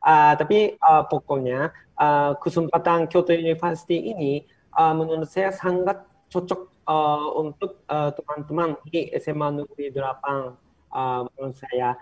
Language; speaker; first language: Indonesian; non-native, fluent; Japanese